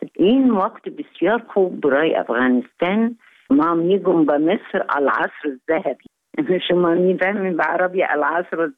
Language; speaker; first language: Persian; non-native, fluent; Arabic